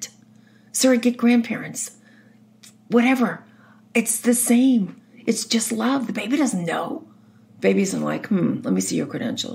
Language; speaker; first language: English; native; English